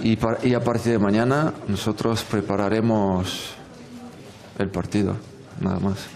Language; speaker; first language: Spanish; non-native, fluent; French